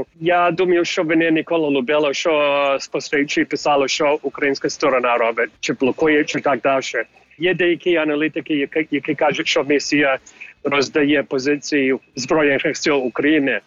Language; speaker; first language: Ukrainian; early bilingual, heritage; English